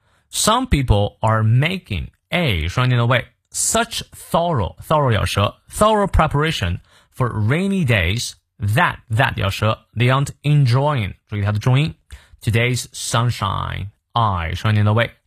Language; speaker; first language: English; non-native, fluent; Chinese